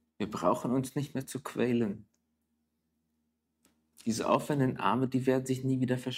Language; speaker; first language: German; native; German